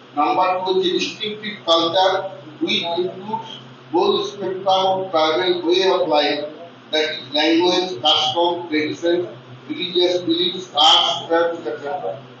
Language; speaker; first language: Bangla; non-native, local second language; Santali